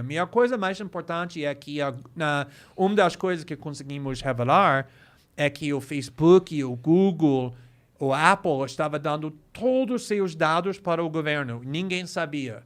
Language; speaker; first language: Portuguese; non-native, fluent; English